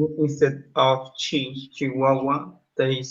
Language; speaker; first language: English; non-native, learner; Spanish